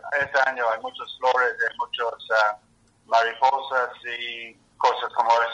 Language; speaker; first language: Spanish; non-native, learner; English